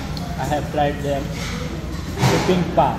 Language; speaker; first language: English; non-native, local second language; Hindi